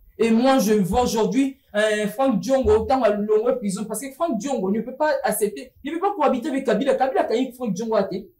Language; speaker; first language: French; non-native, local second language; Lingala